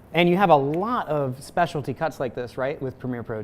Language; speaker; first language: English; native; English